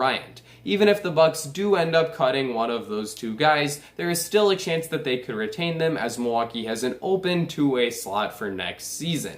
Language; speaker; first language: English; native; English